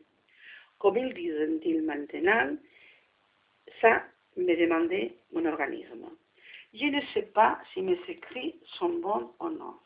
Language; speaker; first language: French; non-native, learner; Spanish